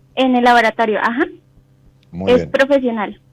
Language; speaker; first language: Spanish; native; Spanish